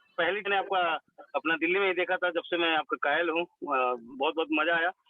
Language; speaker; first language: Hindi; native; Hindi